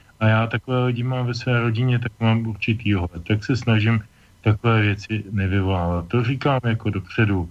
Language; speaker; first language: Czech; native; Czech